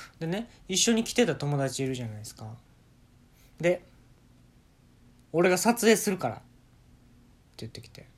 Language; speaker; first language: Japanese; native; Japanese